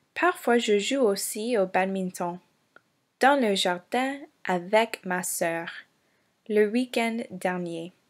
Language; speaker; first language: French; non-native, fluent; English